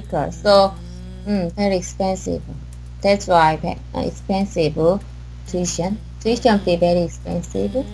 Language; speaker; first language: English; non-native, learner; Korean